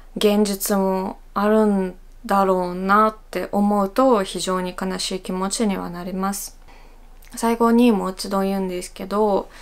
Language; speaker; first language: Japanese; non-native, fluent; Russian